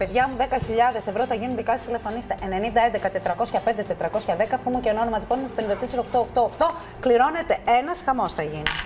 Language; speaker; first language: Greek; native; Greek